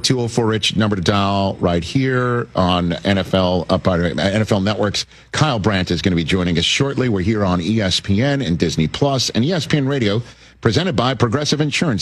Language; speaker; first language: English; native; English